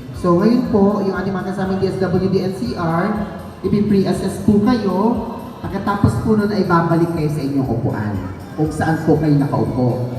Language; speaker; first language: Filipino; native; Filipino